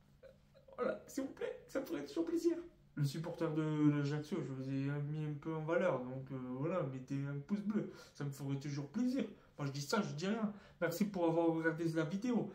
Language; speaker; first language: French; native; French